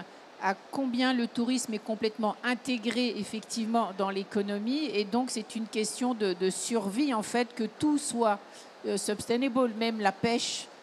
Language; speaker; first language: French; native; French